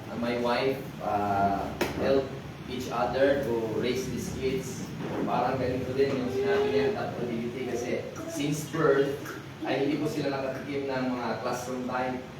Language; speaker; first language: Filipino; non-native, local second language; Cebuano